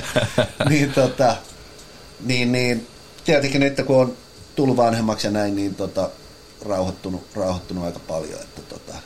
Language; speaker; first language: English; non-native, fluent; Finnish